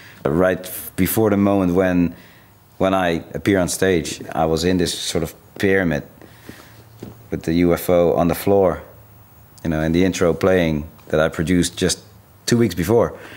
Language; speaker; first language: English; non-native, fluent; Dutch